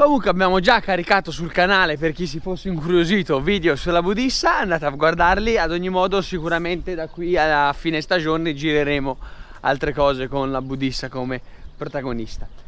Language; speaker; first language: Italian; native; Italian